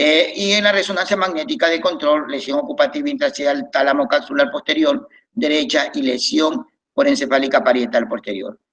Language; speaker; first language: Spanish; native; Spanish